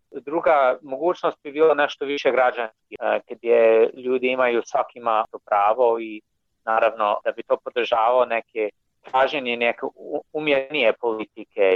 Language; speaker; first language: Croatian; non-native, fluent; English